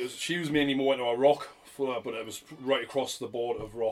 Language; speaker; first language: English; native; English